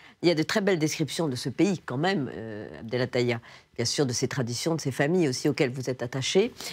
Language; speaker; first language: French; native; French